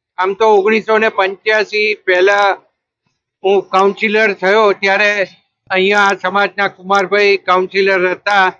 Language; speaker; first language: Gujarati; native; Gujarati